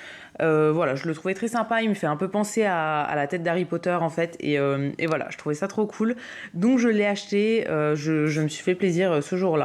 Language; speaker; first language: French; native; French